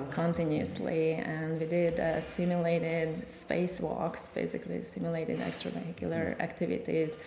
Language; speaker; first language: English; non-native, fluent; Hungarian